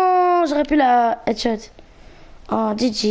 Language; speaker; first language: French; native; French